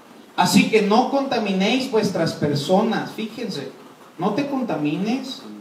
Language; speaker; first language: Spanish; native; Spanish